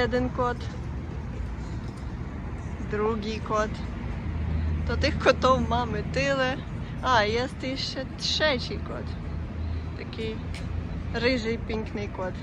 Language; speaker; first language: Polish; non-native, learner; Russian